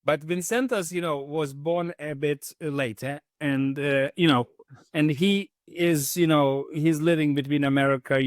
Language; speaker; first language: English; non-native, fluent; Lithuanian